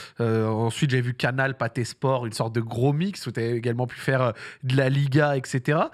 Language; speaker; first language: French; early bilingual, other home language; Arabic